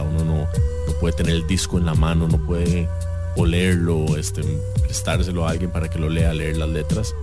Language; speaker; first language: Spanish; native; Spanish